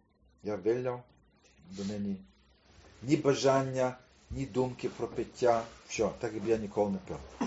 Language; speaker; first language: Ukrainian; early bilingual, heritage; Ukrainian